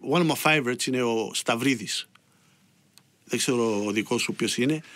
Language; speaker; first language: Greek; early bilingual, heritage; Greek